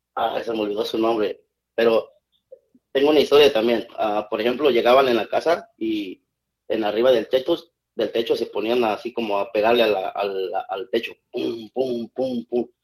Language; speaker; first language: Spanish; native; Spanish